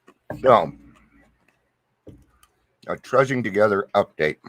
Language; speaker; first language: English; native; English